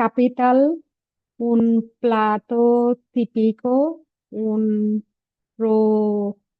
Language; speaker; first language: Spanish; non-native, learner; Bangla